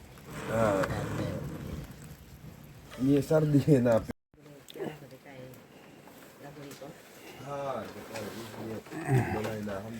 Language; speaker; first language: Hindi; non-native, local second language; Mizo